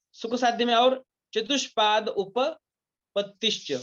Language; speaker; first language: Hindi; non-native, local second language; Marathi